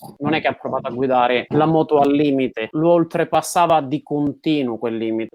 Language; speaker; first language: Italian; native; Italian